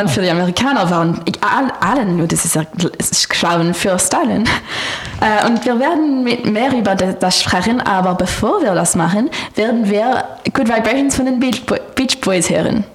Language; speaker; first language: German; non-native, learner; French